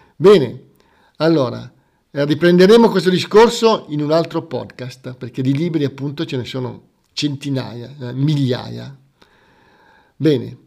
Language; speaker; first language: Italian; native; Italian